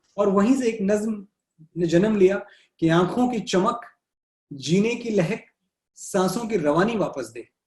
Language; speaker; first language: Hindi; native; Hindi